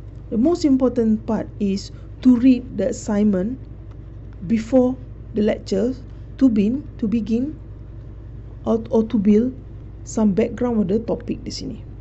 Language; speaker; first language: English; non-native, local second language; Malay